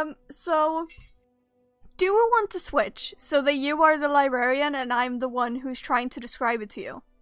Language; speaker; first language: English; non-native, fluent; Swedish